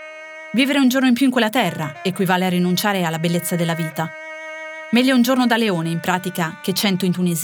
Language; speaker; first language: Italian; native; Italian